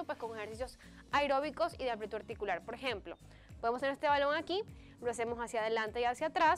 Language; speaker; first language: Spanish; native; Spanish